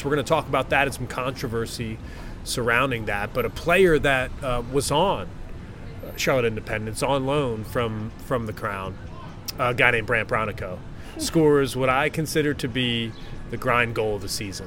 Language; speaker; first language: English; native; English